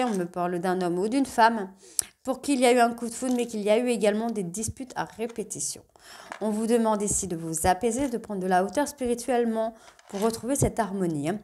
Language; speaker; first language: French; native; French